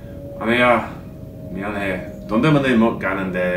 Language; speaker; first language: Korean; non-native, learner; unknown